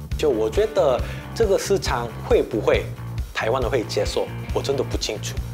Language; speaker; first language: Chinese; non-native, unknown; Korean